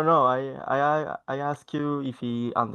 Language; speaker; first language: English; non-native, learner; Spanish